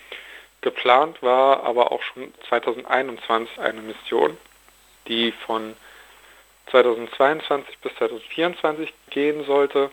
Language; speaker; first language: German; native; German